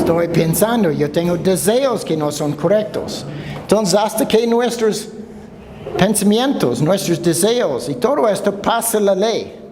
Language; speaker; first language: Spanish; non-native, fluent; English